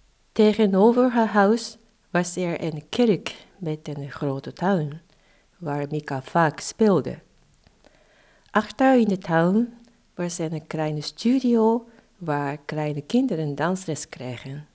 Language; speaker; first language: Dutch; non-native, fluent; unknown